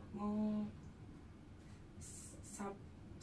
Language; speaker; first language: Cantonese; non-native, learner; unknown